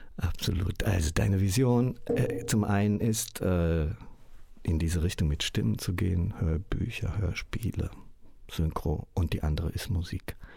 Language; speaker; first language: German; native; German